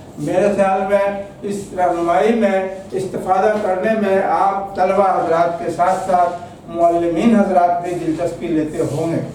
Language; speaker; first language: Urdu; native; Urdu